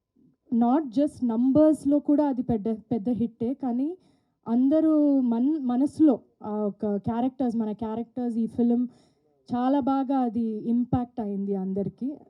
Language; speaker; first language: Telugu; non-native, fluent; Malayalam